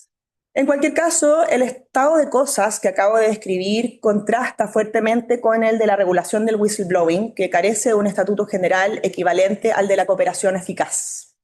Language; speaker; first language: Spanish; native; Spanish